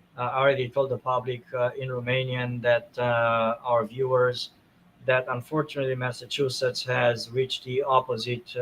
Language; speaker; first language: English; non-native, fluent; Romanian